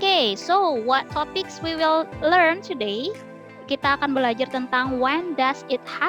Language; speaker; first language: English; non-native, fluent; Indonesian